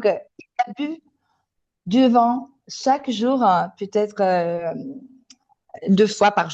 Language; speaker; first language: French; non-native, fluent; Italian